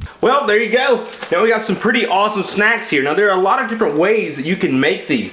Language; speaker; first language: English; native; English